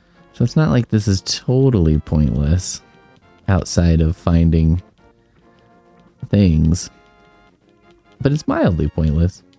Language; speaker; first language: English; native; English